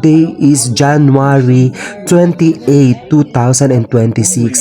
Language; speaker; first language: English; non-native, local second language; Filipino